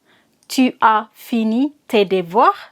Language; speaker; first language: French; non-native, fluent; Amharic